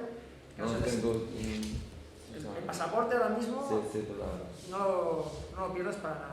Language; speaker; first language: Spanish; native; Spanish